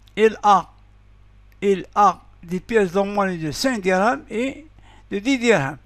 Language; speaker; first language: French; non-native, local second language; Arabic